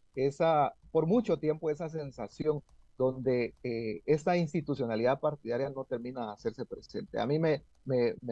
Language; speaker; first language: Spanish; native; Spanish